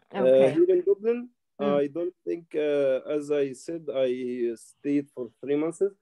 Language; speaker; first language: English; non-native, learner; Arabic